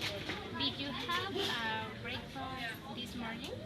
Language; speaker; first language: English; non-native, learner; Spanish